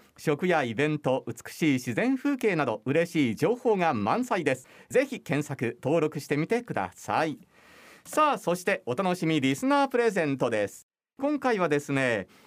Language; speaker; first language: Japanese; native; Japanese